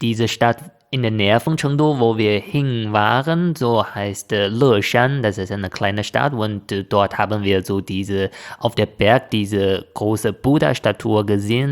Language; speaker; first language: German; non-native, fluent; Chinese